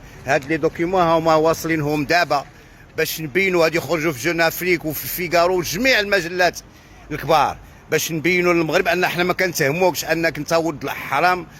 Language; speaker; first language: Arabic; native; Arabic